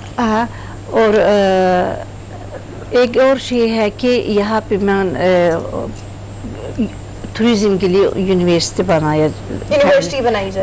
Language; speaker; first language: Hindi; non-native, learner; Turkish